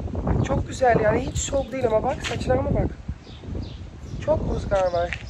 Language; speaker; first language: Turkish; early bilingual, heritage; Turkish